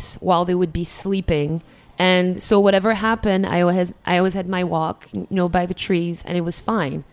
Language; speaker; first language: English; early bilingual, other home language; Arabic